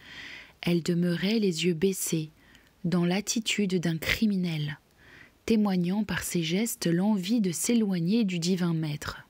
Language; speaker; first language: French; native; French